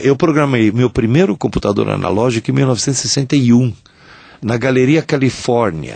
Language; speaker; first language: Portuguese; non-native, fluent; Italian